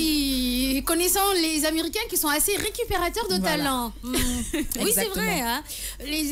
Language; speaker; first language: French; non-native, local second language; Wolof